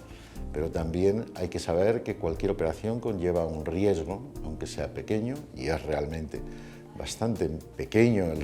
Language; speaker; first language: Spanish; native; Spanish